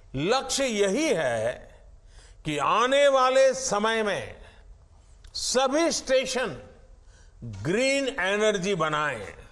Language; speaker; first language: Hindi; non-native, local second language; Gujarati